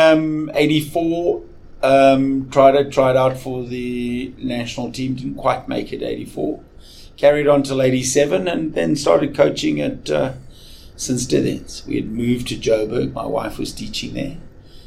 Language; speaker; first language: English; native; English